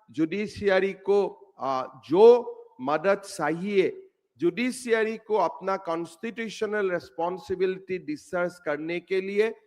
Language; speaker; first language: Hindi; non-native, local second language; Assamese